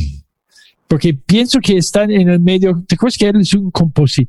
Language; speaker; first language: Spanish; non-native, fluent; English